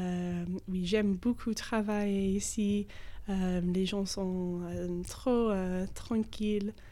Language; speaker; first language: French; non-native, fluent; English